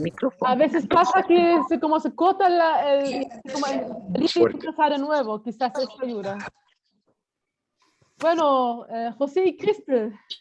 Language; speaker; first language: Spanish; non-native, fluent; German